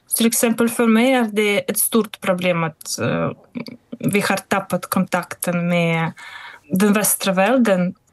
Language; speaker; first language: Swedish; non-native, fluent; Russian